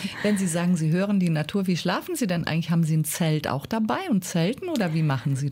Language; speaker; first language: German; native; German